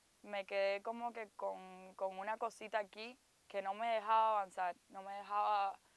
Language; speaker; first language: Spanish; native; Spanish